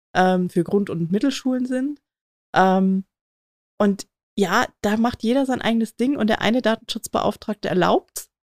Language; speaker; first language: German; native; German